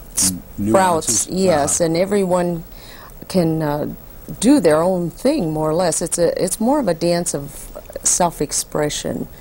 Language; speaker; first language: English; native; English